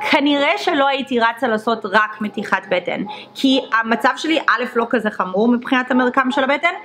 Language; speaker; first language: Hebrew; native; Hebrew